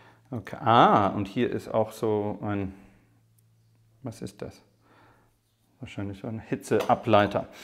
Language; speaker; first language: German; non-native, fluent; English